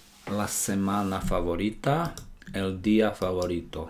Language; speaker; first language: Spanish; non-native, learner; Slovak